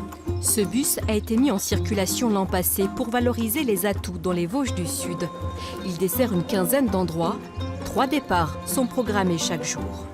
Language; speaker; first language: French; native; French